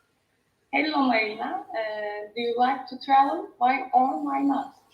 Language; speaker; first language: English; non-native, learner; Turkish